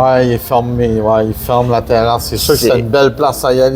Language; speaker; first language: French; native; French